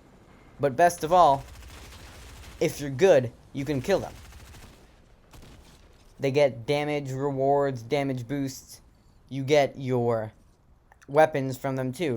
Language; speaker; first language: English; native; English